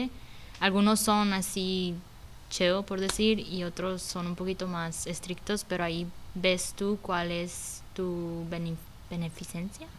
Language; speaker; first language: Spanish; early bilingual, heritage; Spanish